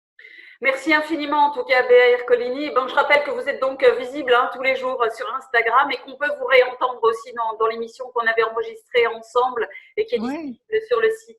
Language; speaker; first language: French; native; French